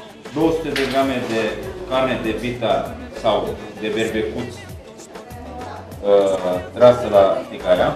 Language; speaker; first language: Romanian; non-native, learner; Turkish